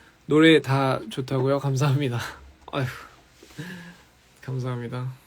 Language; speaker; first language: Korean; early bilingual, heritage; English